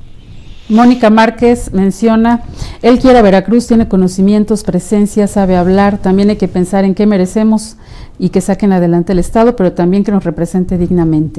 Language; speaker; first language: Spanish; native; Spanish